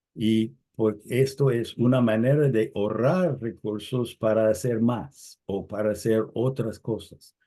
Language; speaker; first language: Spanish; non-native, fluent; English